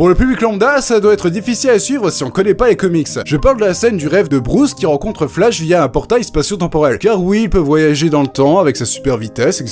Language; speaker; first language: French; native; French